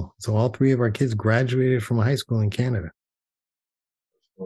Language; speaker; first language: English; native; English